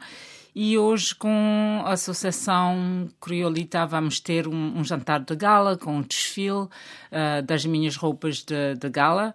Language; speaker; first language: Portuguese; non-native, local second language; Kabuverdianu